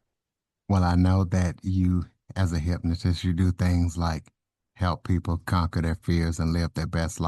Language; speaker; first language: English; native; English